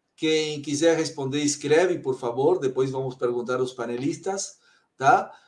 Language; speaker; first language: Portuguese; native; Portuguese